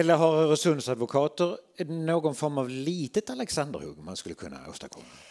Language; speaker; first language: Swedish; native; Swedish